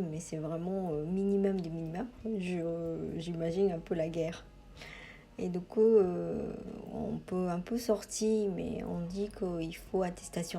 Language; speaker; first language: French; non-native, fluent; Japanese